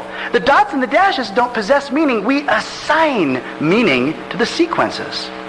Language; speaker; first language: English; native; English